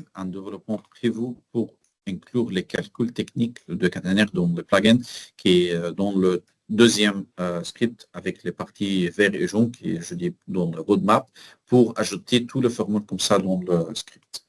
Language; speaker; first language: French; non-native, learner; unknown